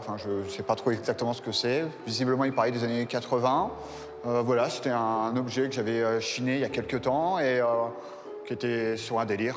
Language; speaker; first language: French; native; French